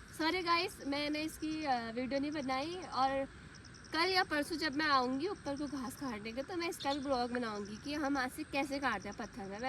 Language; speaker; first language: Hindi; native; Hindi